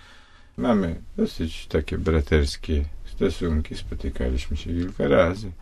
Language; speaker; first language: Polish; non-native, fluent; Russian